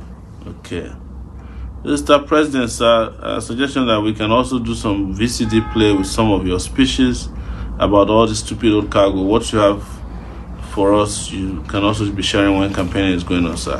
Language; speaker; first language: English; non-native, local second language; Yoruba